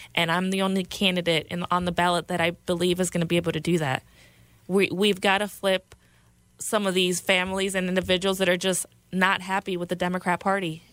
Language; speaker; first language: English; early bilingual, other home language; Spanish